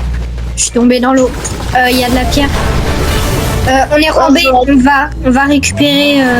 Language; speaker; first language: French; native; French